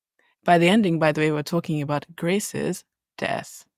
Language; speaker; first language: English; native; English